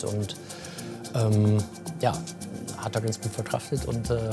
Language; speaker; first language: German; native; German